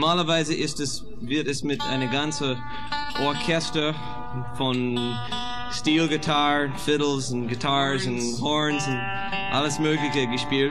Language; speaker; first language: German; non-native, fluent; English